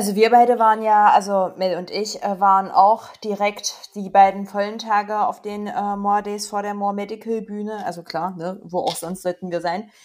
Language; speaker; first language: German; native; German